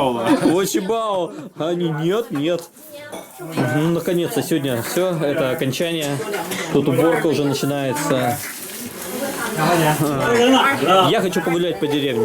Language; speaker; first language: Russian; native; Russian